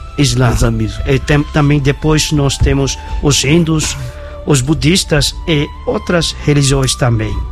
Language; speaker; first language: Portuguese; non-native, fluent; Bangla